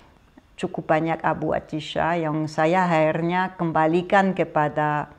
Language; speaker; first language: Indonesian; non-native, fluent; French